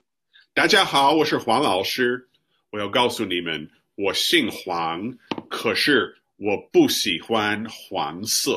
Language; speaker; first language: Chinese; non-native, fluent; English